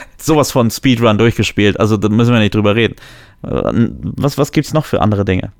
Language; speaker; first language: German; early bilingual, other home language; Polish